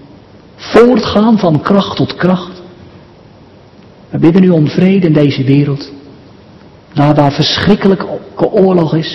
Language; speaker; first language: Dutch; native; Dutch